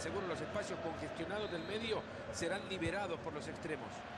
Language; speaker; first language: Spanish; native; Spanish